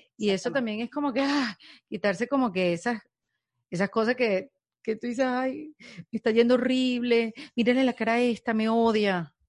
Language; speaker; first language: Spanish; native; Spanish